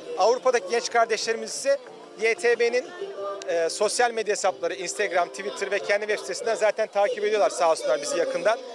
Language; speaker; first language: Turkish; native; Turkish